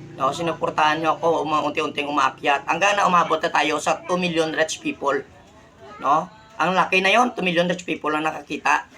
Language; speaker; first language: Filipino; non-native, local second language; Hiligaynon